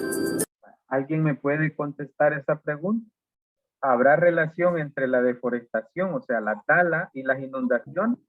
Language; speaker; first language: Spanish; native; Spanish